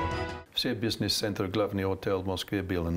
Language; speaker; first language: Russian; non-native, fluent; English